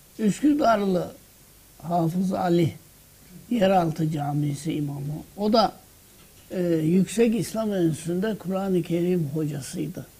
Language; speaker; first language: Turkish; native; Turkish